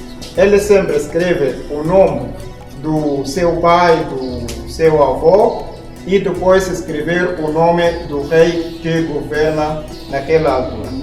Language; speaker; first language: Portuguese; non-native, fluent; Arabic